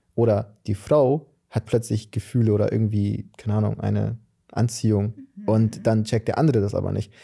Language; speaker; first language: German; early bilingual, other home language; Portuguese